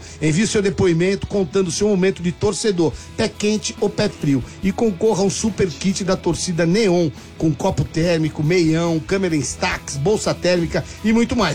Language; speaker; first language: Portuguese; native; Portuguese